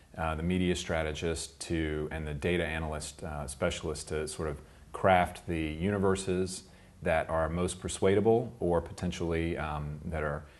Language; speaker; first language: English; native; English